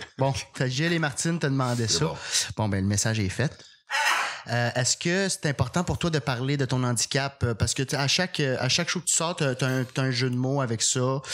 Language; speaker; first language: French; native; French